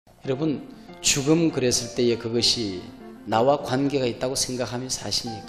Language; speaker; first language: Korean; native; Korean